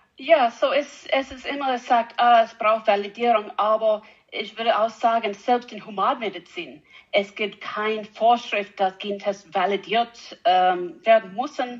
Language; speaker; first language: German; non-native, learner; English